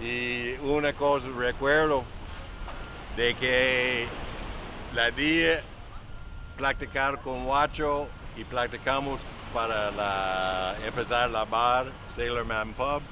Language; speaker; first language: Spanish; non-native, learner; English